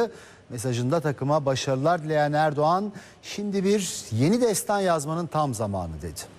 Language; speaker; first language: Turkish; native; Turkish